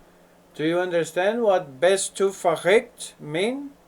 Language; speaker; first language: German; non-native, learner; Portuguese